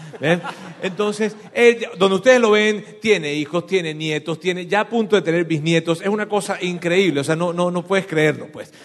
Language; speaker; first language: Spanish; native; Spanish